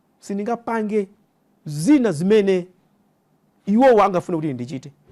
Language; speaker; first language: Nyanja; native; Nyanja